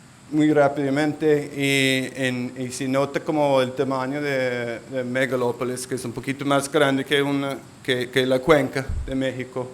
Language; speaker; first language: Spanish; non-native, local second language; English